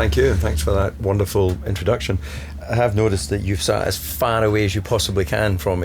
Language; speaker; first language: English; native; English